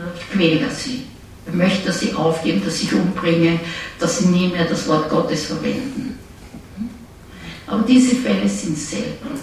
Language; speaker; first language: German; native; German